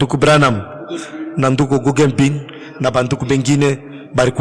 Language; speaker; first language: Swahili; native; Swahili